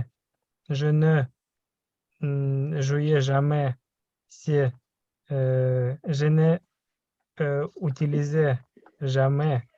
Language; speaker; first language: French; non-native, learner; Russian